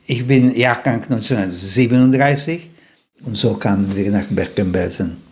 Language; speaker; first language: German; non-native, fluent; Slovak